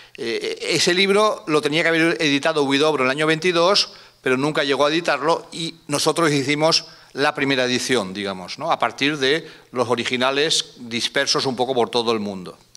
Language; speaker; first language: Spanish; native; Spanish